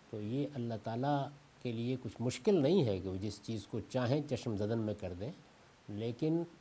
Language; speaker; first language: Urdu; non-native, local second language; Punjabi